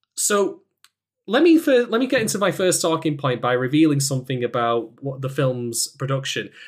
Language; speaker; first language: English; native; English